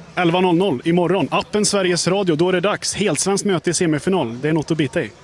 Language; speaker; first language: Swedish; native; Swedish